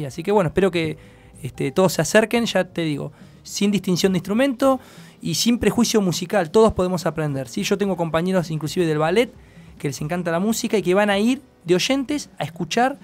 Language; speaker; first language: Spanish; native; Spanish